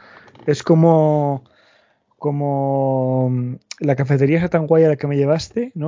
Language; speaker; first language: Spanish; native; Spanish